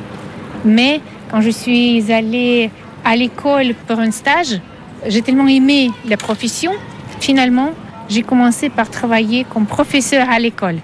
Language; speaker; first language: French; non-native, fluent; Russian